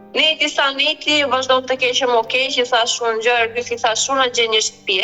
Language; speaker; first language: Albanian; early bilingual, other home language; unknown